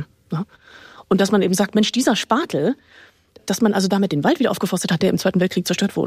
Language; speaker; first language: German; native; German